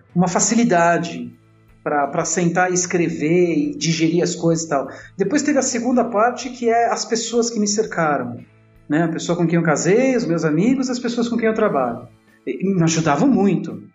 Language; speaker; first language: Portuguese; non-native, local second language; Italian